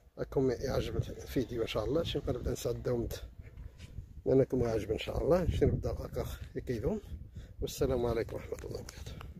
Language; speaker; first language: Arabic; native; Arabic